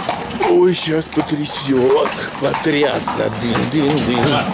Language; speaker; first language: Russian; native; Russian